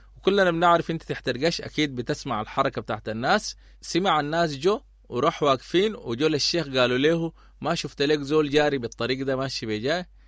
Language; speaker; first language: Arabic; native; Arabic